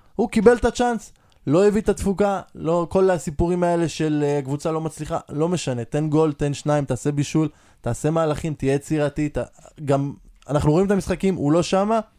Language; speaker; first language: Hebrew; native; Hebrew